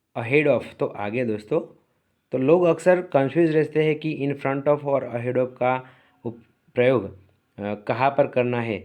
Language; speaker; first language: Hindi; native; Hindi